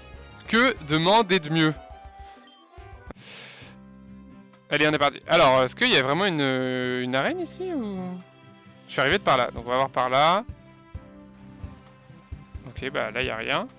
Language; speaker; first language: French; native; French